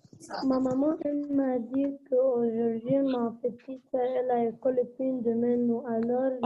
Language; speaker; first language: French; non-native, local second language; Arabic